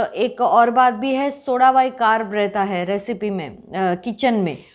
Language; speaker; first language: Hindi; non-native, local second language; Gujarati